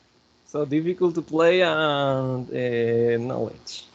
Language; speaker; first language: English; non-native, learner; Spanish